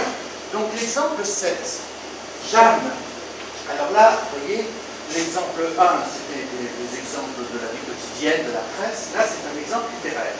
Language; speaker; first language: French; native; French